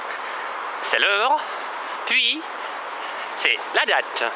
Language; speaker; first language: French; non-native, fluent; Russian